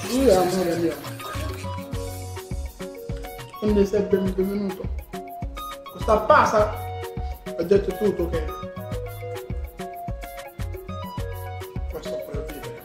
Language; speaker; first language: Italian; non-native, learner; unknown